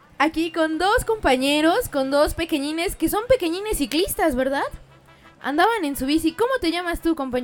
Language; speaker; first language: Spanish; native; Spanish